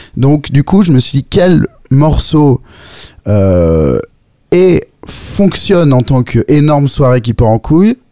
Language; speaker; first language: French; native; French